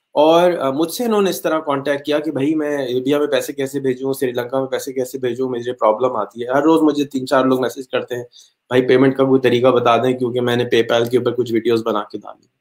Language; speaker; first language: Urdu; native; Urdu